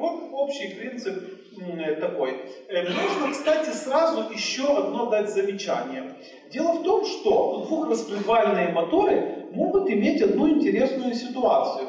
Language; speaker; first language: Russian; native; Russian